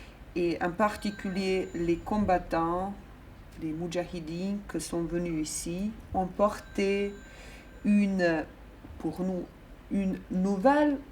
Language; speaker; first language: French; non-native, fluent; Bosnian